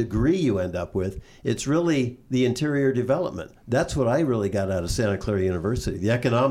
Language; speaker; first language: English; native; English